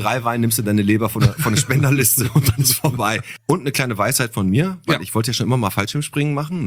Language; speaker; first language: German; native; German